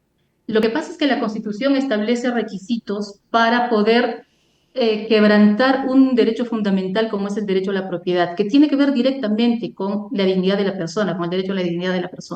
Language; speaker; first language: Spanish; native; Spanish